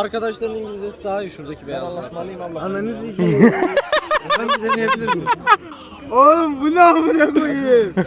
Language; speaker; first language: Turkish; native; Turkish